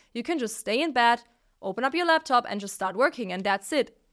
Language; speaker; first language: English; non-native, fluent; Italian